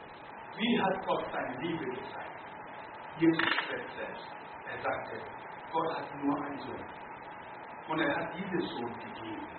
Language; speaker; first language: German; non-native, learner; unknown